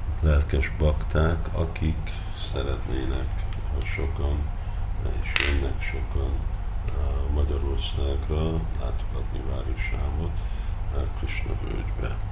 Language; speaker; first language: Hungarian; early bilingual, heritage; Hungarian